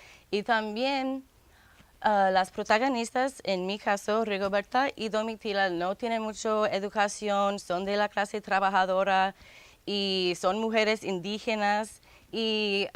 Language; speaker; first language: Spanish; non-native, fluent; English